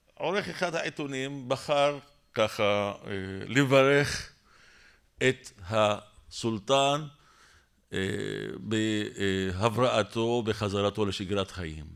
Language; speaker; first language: Hebrew; non-native, local second language; Arabic